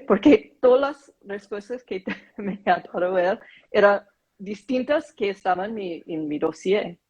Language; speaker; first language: Spanish; non-native, fluent; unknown